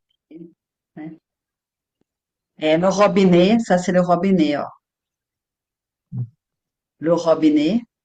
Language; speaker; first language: French; non-native, fluent; Portuguese